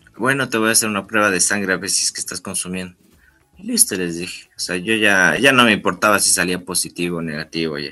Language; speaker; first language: Spanish; native; Spanish